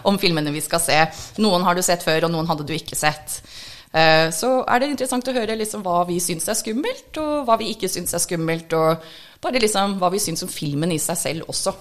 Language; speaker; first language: Norwegian; non-native, fluent; English